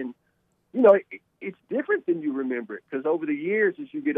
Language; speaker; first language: English; native; English